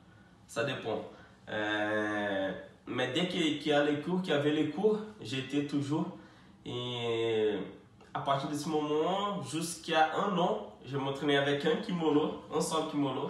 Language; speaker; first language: French; non-native, fluent; Portuguese